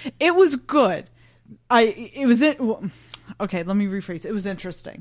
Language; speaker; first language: English; native; English